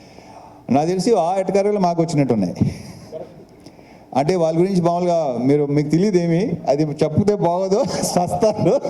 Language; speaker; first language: Telugu; native; Telugu